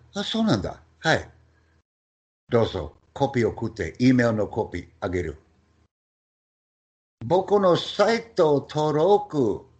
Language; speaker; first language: Japanese; non-native, learner; English